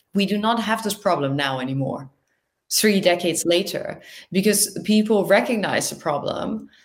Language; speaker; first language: English; non-native, fluent; German